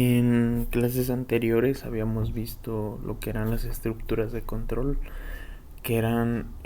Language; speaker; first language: Spanish; native; Spanish